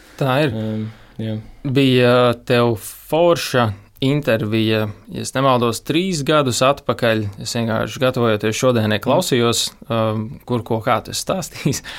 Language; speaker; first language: Latvian; native; Latvian